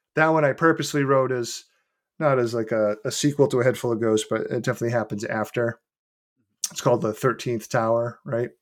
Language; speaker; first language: English; native; English